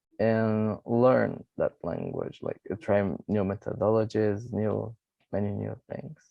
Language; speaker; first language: English; non-native, fluent; Portuguese